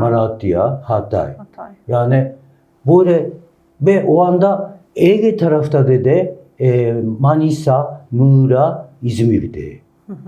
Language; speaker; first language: Turkish; non-native, learner; Japanese